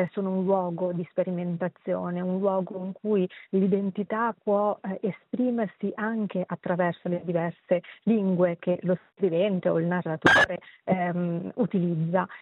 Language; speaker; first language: Italian; early bilingual, other home language; Sinhala